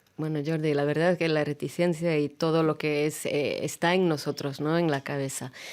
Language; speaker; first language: Spanish; non-native, fluent; Russian